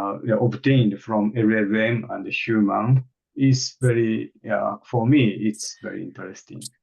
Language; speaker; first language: English; non-native, fluent; Japanese